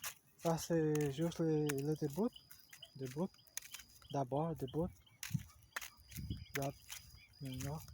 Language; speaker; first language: French; non-native, learner; Portuguese